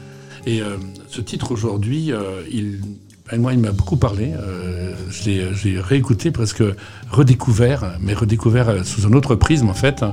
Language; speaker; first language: French; native; French